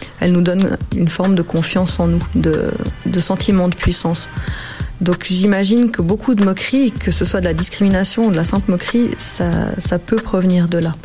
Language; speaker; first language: French; native; French